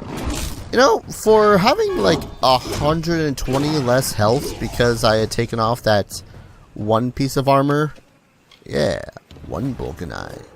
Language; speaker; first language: English; native; English